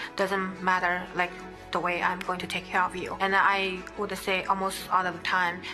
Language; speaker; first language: English; non-native, fluent; Chinese